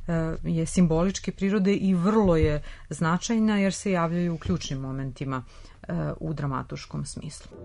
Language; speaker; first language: Serbian; native; Serbian